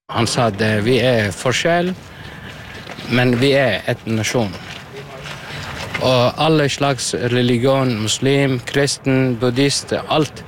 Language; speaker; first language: Norwegian; non-native, learner; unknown